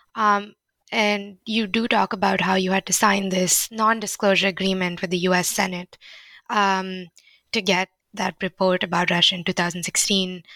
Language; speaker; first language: English; non-native, local second language; Hindi